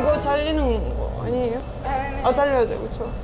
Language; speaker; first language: Korean; non-native, fluent; Estonian